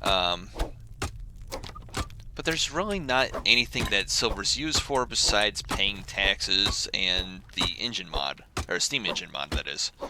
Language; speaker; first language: English; native; English